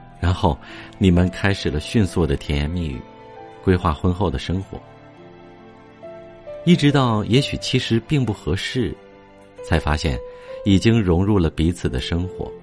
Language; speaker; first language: Chinese; native; Chinese